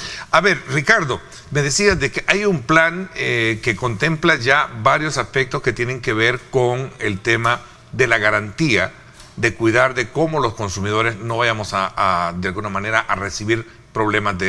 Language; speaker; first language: Spanish; native; Spanish